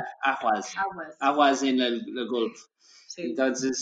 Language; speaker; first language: Spanish; non-native, learner; English